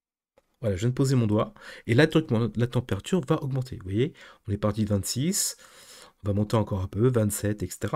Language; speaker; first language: French; native; French